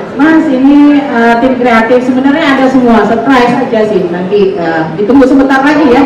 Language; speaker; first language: Indonesian; native; Indonesian